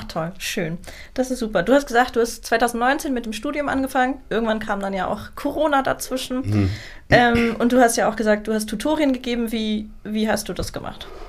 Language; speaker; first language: German; native; German